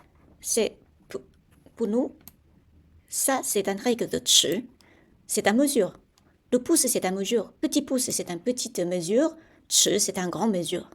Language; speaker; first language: French; non-native, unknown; Chinese